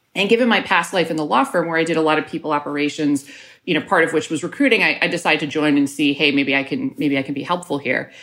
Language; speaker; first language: English; native; English